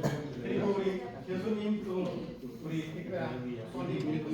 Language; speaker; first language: Korean; non-native, fluent; Hindi